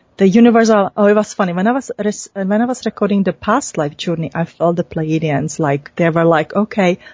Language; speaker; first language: English; non-native, fluent; Czech